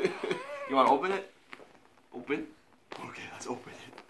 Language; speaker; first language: English; native; English